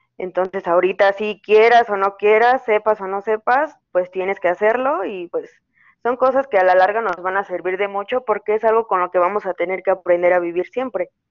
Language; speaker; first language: Spanish; native; Spanish